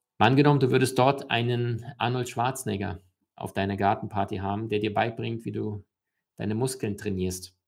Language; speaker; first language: German; early bilingual, other home language; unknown